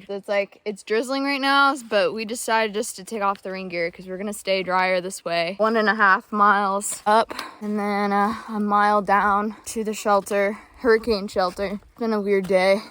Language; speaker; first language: English; native; English